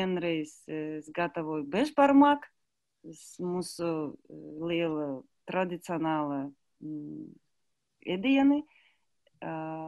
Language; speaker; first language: Latvian; non-native, learner; Kazakh